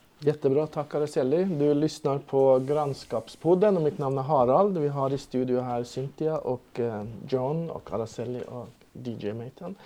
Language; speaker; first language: Swedish; non-native, fluent; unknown